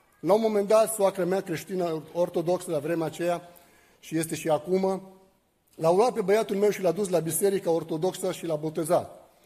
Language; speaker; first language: Romanian; non-native, fluent; Arabic